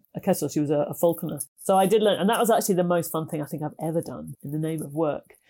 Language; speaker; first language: English; native; English